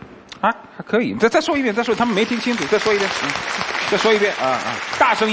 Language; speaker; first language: Chinese; native; Chinese